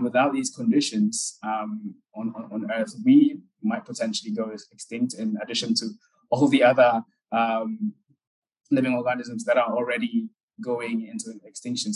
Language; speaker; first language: English; non-native, local second language; Akan